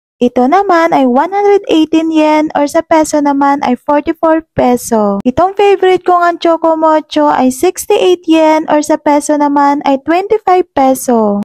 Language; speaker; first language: Filipino; native; Filipino